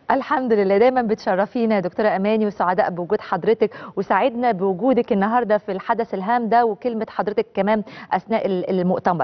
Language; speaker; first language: Arabic; native; Arabic